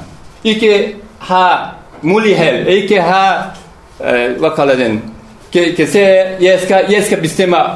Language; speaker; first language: Danish; non-native, learner; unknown